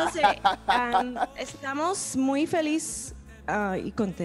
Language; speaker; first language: Spanish; non-native, learner; English